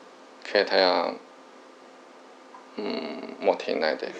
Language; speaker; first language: Japanese; non-native, learner; Chinese